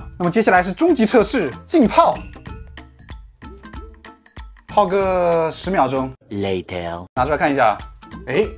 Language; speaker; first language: Chinese; native; Chinese